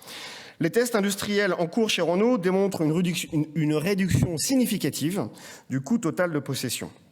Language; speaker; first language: French; native; French